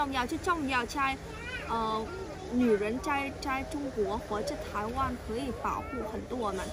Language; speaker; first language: Chinese; non-native, learner; Vietnamese